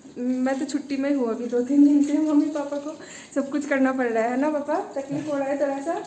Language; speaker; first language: Hindi; non-native, local second language; Bangla